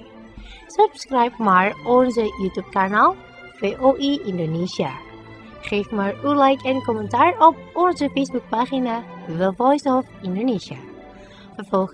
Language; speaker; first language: Dutch; non-native, fluent; Indonesian